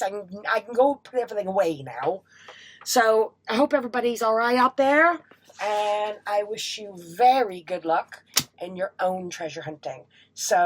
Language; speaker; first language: English; native; English